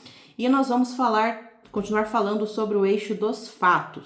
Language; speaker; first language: Portuguese; native; Portuguese